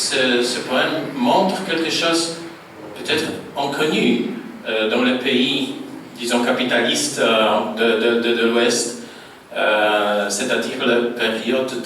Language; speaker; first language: French; non-native, fluent; Polish